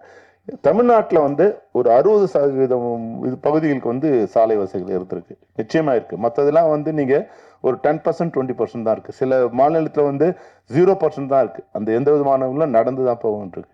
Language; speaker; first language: Tamil; native; Tamil